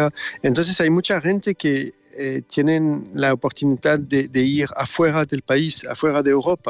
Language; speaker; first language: Spanish; non-native, learner; French